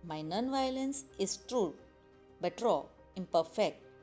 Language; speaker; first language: English; non-native, local second language; Gujarati